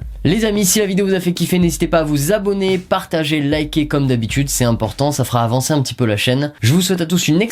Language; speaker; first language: French; native; French